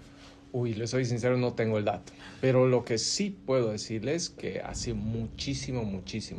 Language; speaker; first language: Spanish; native; Spanish